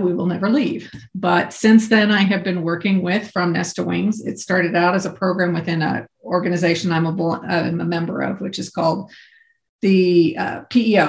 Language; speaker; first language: English; native; English